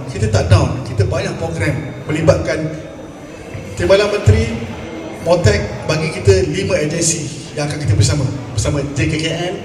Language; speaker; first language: Malay; native; Malay